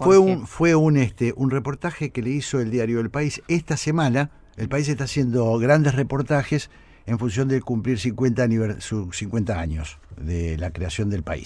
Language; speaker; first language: Spanish; native; Spanish